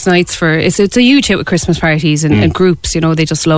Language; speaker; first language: English; native; English